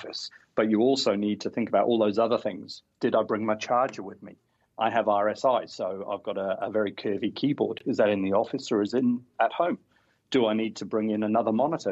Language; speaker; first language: English; native; English